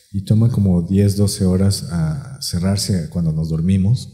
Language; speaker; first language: Spanish; native; Spanish